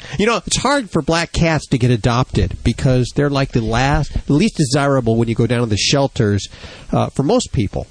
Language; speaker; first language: English; native; English